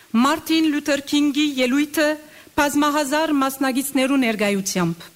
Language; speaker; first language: Armenian; early bilingual, heritage; Armenian